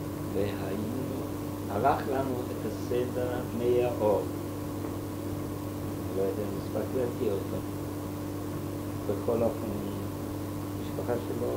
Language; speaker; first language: Hebrew; non-native, fluent; German